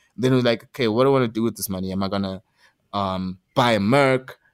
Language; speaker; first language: English; non-native, local second language; Zulu